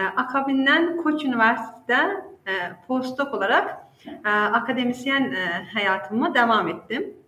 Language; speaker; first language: Turkish; non-native, fluent; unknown